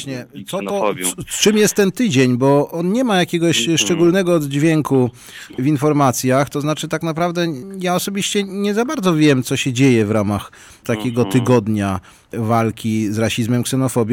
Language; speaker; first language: Polish; native; Polish